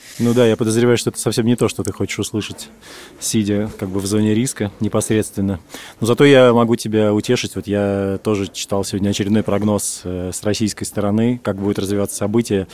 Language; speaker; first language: Russian; native; Russian